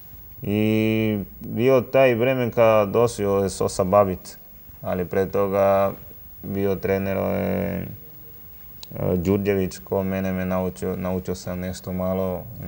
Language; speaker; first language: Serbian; non-native, learner; Spanish